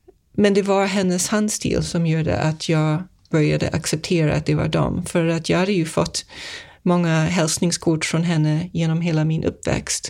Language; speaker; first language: Swedish; non-native, fluent; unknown